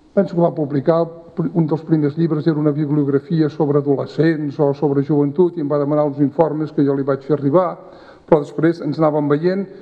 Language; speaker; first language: Catalan; native; Catalan